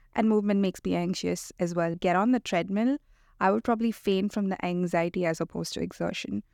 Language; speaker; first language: English; non-native, local second language; Hindi